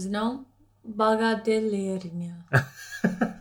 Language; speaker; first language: Russian; non-native, learner; English